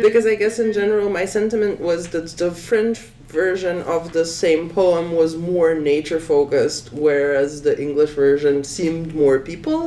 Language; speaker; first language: English; non-native, fluent; Slovenian